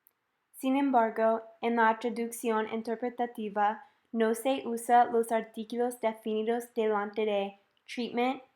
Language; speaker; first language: Spanish; non-native, fluent; English